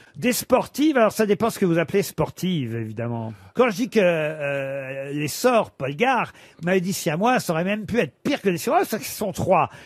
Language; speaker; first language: French; native; French